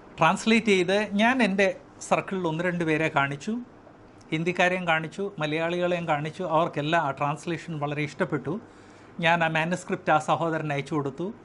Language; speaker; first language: Malayalam; non-native, local second language; Hindi